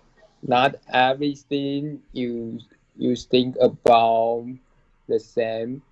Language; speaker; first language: English; non-native, learner; Chinese